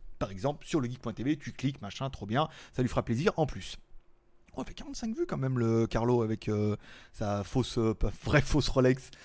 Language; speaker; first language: French; native; French